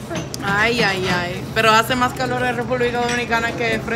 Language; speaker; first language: Spanish; non-native, fluent; English